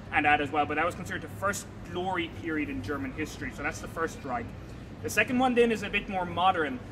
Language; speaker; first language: English; native; English